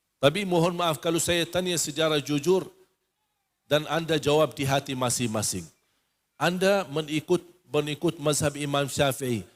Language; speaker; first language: Indonesian; non-native, fluent; Arabic